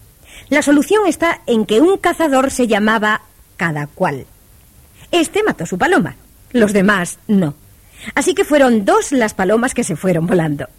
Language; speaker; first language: Spanish; native; Spanish